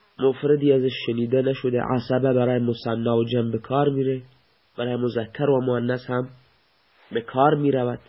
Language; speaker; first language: Persian; non-native, local second language; Baluchi